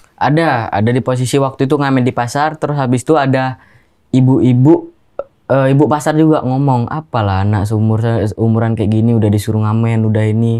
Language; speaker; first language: Indonesian; non-native, local second language; Javanese